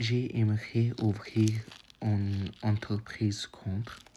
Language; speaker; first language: French; non-native, learner; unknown